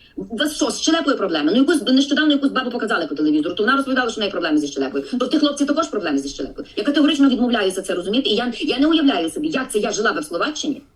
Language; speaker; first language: Ukrainian; native; Ukrainian